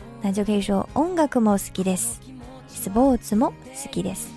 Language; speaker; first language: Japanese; non-native, fluent; Chinese